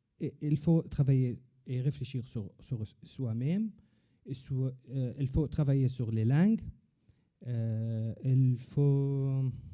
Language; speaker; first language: French; non-native, learner; Arabic